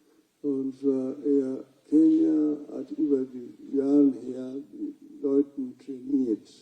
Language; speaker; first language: German; non-native, fluent; Luo (Kenya and Tanzania)